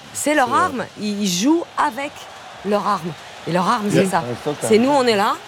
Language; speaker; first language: French; early bilingual, other home language; Italian